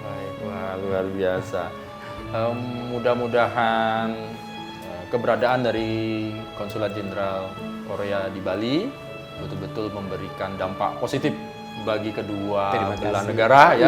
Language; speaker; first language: Indonesian; native; Indonesian